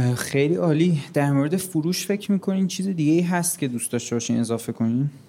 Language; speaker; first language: Persian; native; Persian